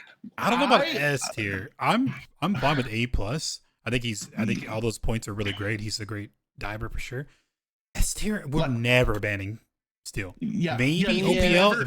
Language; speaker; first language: English; native; English